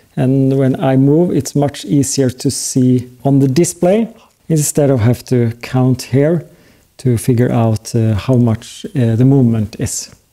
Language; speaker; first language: English; non-native, fluent; Norwegian